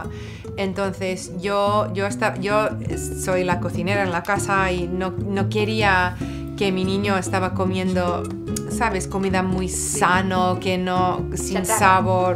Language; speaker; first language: Spanish; non-native, fluent; English